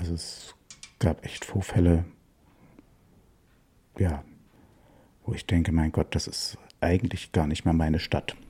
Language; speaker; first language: German; native; German